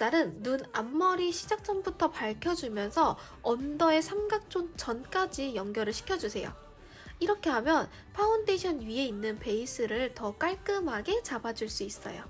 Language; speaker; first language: Korean; native; Korean